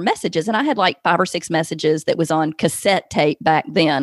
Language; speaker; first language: English; native; English